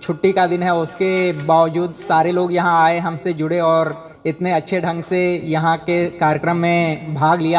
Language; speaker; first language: Hindi; native; Hindi